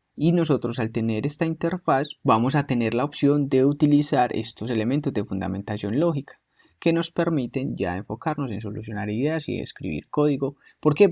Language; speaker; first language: Spanish; native; Spanish